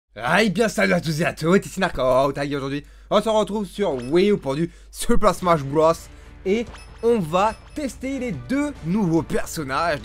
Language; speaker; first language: French; native; French